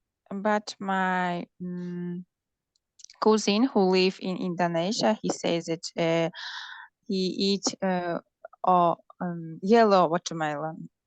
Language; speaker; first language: English; non-native, learner; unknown